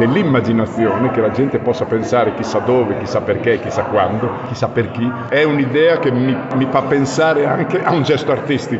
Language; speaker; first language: Italian; native; Italian